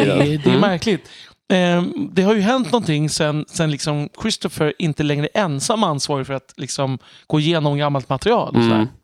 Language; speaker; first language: Swedish; native; Swedish